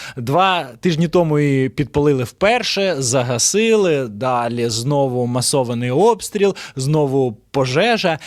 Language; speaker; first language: Ukrainian; non-native, local second language; Russian